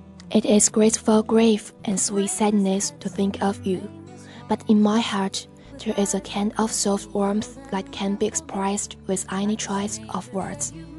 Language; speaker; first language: English; non-native, fluent; Chinese